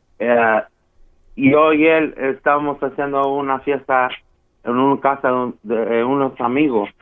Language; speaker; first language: Spanish; early bilingual, heritage; Spanish